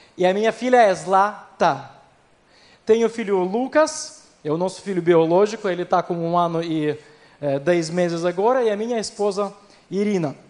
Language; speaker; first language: Portuguese; non-native, fluent; Ukrainian